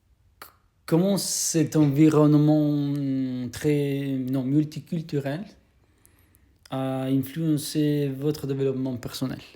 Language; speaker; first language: French; non-native, fluent; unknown